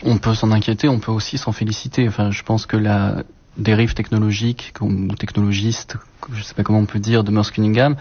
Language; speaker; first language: French; native; French